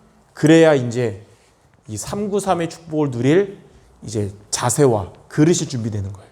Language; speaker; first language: Korean; native; Korean